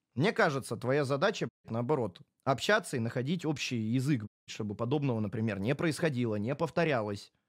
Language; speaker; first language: Russian; native; Russian